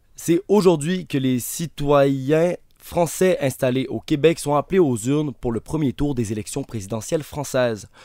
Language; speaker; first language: French; native; French